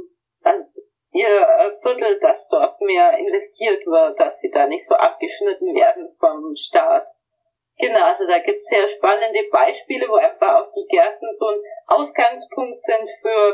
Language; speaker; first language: German; native; German